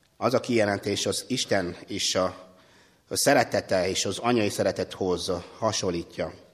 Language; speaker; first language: Hungarian; non-native, fluent; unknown